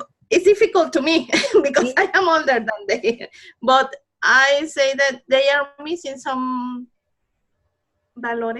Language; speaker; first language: English; non-native, learner; Spanish